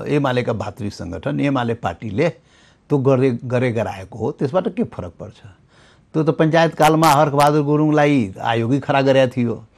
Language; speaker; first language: Nepali; non-native, local second language; Maithili